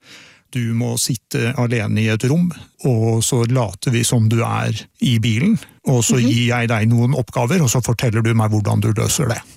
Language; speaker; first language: Norwegian; native; Norwegian